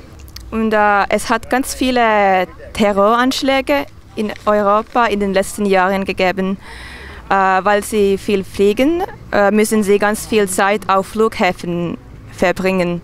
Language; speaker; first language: German; non-native, fluent; Finnish